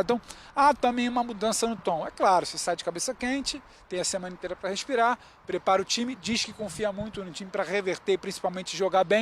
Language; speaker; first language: Portuguese; native; Portuguese